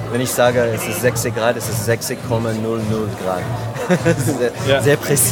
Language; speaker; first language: German; non-native, fluent; French